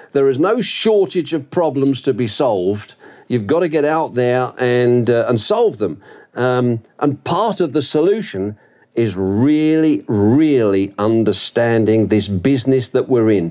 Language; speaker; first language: English; native; English